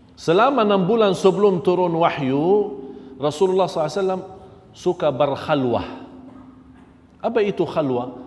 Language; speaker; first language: Malay; non-native, fluent; Arabic